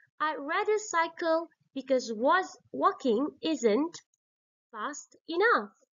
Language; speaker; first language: English; non-native, local second language; Malay